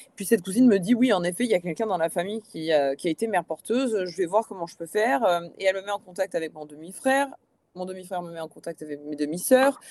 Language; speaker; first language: French; native; French